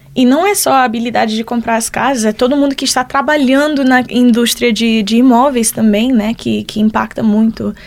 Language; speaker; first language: Portuguese; early bilingual, heritage; Portuguese